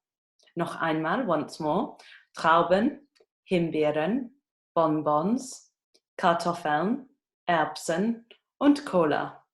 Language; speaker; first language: German; non-native, fluent; English